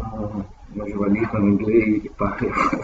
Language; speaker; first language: French; non-native, learner; Portuguese